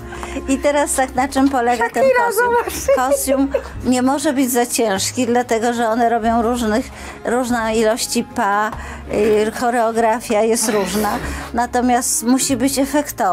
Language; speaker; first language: Polish; native; Polish